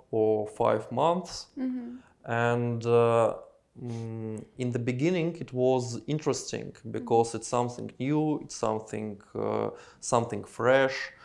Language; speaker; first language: English; non-native, learner; Russian